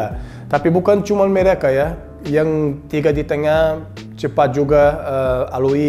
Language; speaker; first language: Indonesian; non-native, learner; Portuguese